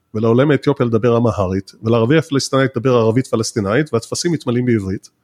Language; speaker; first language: Hebrew; native; Hebrew